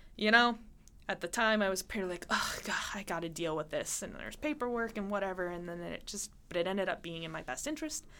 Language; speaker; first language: English; native; English